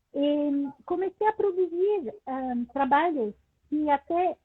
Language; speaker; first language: Portuguese; non-native, fluent; French